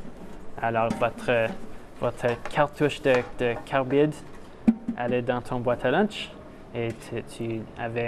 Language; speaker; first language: French; non-native, local second language; English